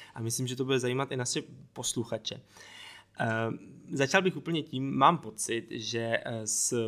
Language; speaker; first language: Czech; native; Czech